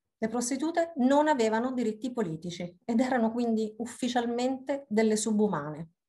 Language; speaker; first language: Italian; native; Italian